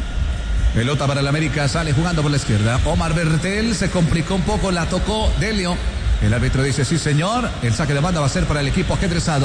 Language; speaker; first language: Spanish; native; Spanish